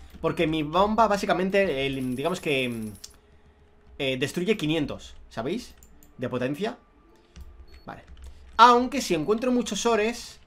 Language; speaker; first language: Spanish; native; Spanish